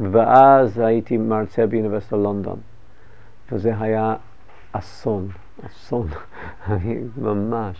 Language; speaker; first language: Hebrew; non-native, fluent; English